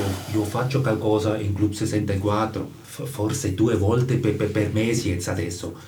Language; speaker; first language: Italian; non-native, local second language; German